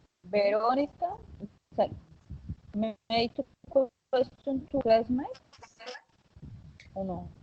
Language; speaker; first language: English; non-native, learner; Spanish